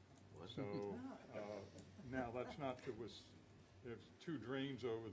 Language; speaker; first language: English; native; English